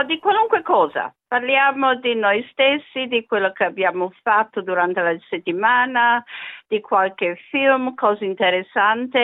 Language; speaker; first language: Italian; early bilingual, other home language; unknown